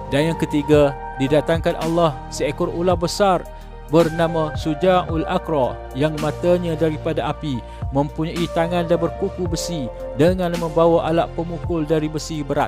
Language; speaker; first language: Malay; native; Malay